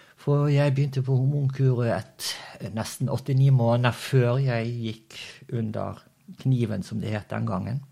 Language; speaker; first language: Norwegian; early bilingual, other home language; Portuguese